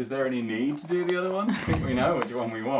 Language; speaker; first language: English; native; English